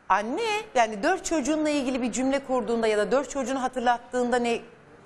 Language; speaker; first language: Turkish; native; Turkish